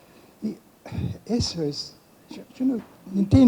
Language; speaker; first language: Spanish; non-native, fluent; English